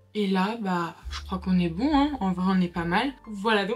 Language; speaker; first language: French; native; French